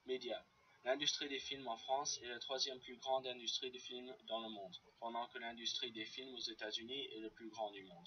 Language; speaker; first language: French; non-native, learner; English